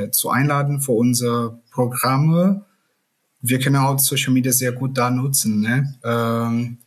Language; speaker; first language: German; non-native, fluent; Portuguese